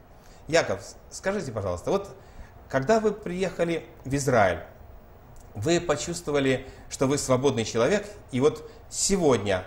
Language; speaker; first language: Russian; native; Russian